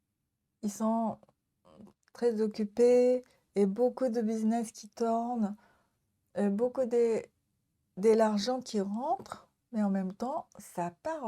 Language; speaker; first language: French; non-native, learner; Japanese